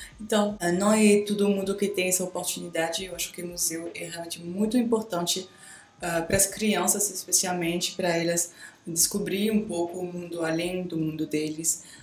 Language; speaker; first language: Portuguese; non-native, fluent; French